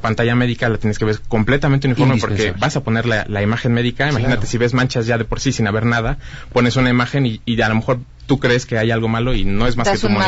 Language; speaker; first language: Spanish; native; Spanish